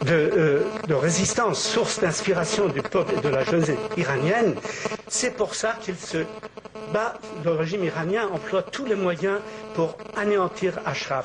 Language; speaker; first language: French; native; French